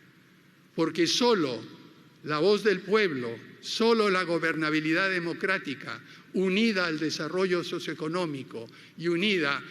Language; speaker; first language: Spanish; native; Spanish